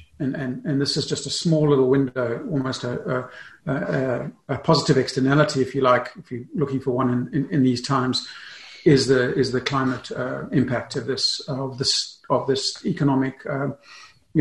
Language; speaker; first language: English; native; English